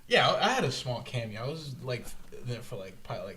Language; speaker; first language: English; native; English